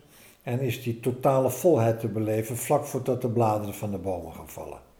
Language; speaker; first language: Dutch; native; Dutch